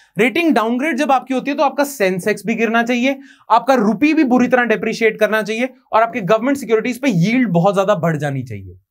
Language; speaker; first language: Hindi; native; Hindi